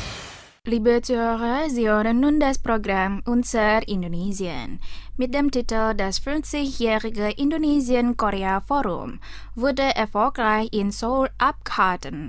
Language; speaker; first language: German; non-native, fluent; Indonesian